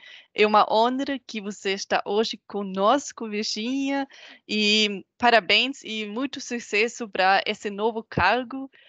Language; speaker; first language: Portuguese; non-native, fluent; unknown